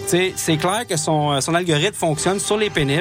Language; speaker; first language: French; native; French